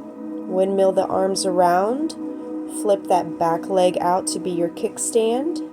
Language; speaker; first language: English; native; English